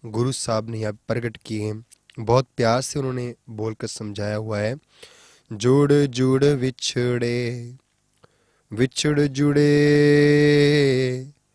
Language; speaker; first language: Hindi; non-native, local second language; Punjabi